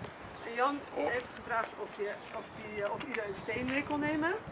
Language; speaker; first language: Dutch; native; Dutch